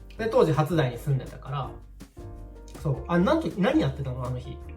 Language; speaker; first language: Japanese; native; Japanese